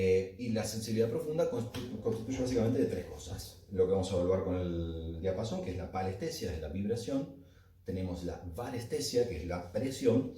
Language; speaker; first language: Spanish; native; Spanish